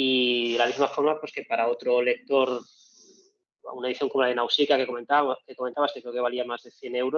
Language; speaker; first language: Spanish; native; Spanish